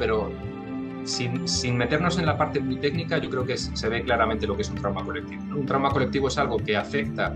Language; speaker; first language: Spanish; native; Spanish